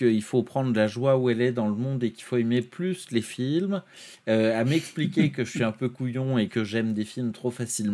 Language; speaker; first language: French; native; French